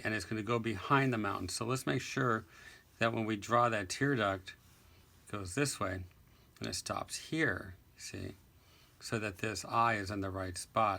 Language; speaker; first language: English; native; English